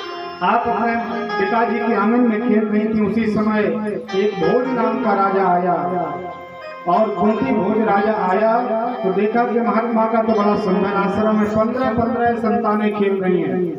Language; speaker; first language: Hindi; native; Hindi